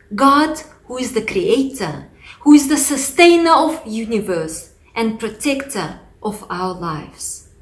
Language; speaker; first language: English; non-native, fluent; Russian